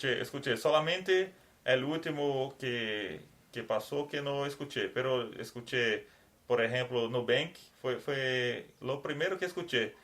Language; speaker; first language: Spanish; non-native, learner; Portuguese